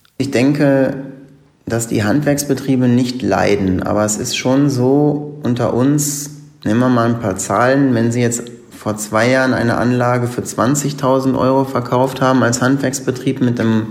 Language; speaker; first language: German; native; German